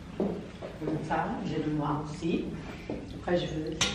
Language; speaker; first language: French; non-native, learner; Portuguese